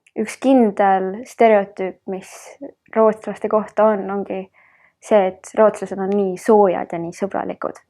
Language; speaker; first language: Estonian; early bilingual, heritage; Estonian